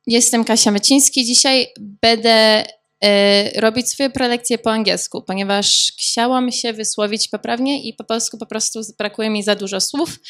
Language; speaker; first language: Polish; early bilingual, other home language; English